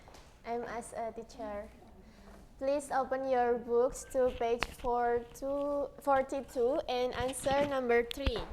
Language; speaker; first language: English; non-native, learner; Indonesian